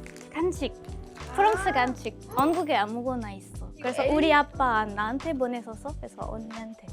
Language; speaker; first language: Korean; non-native, learner; French